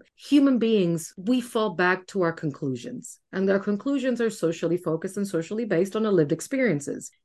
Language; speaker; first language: English; non-native, fluent; Spanish